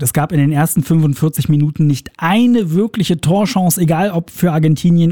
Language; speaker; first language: German; native; German